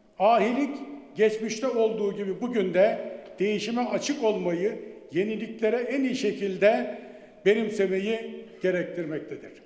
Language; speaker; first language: Turkish; native; Turkish